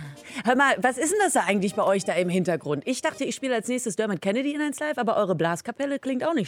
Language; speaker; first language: German; native; German